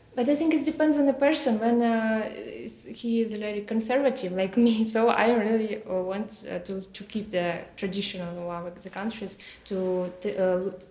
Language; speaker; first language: English; non-native, learner; Russian